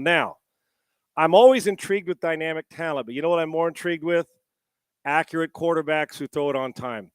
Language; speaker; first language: English; native; English